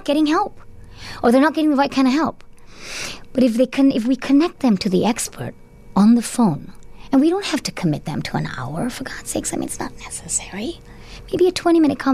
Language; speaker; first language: English; non-native, local second language; Tamil